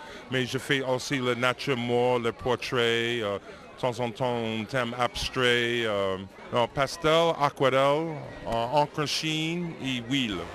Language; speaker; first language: French; non-native, fluent; English